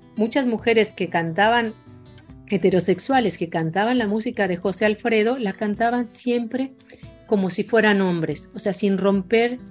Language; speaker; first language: Spanish; native; Spanish